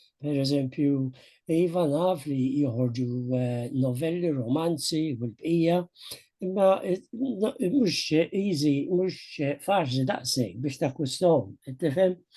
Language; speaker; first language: Maltese; native; Maltese